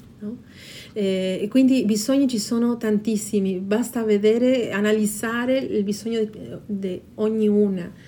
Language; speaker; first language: Italian; non-native, fluent; Spanish